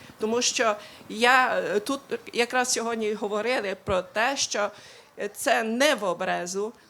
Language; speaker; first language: Ukrainian; non-native, local second language; Hungarian